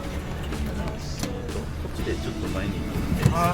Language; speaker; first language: Japanese; native; Japanese